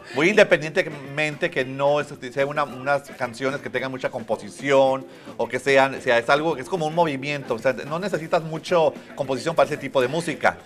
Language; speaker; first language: Spanish; early bilingual, heritage; Spanish